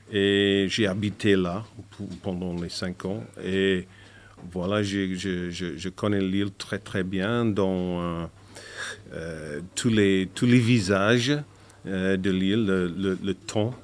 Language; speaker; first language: French; non-native, fluent; English